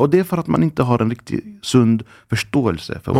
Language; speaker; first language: Swedish; early bilingual, other home language; Arabic